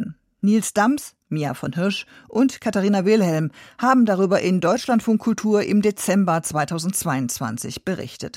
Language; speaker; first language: German; native; German